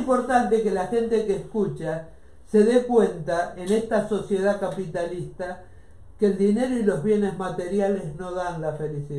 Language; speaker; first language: Spanish; native; Spanish